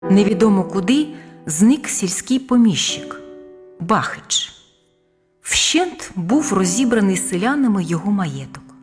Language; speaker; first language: Ukrainian; native; Ukrainian